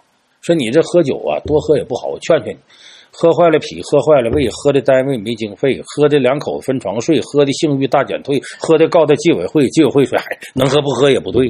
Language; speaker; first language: Chinese; native; Chinese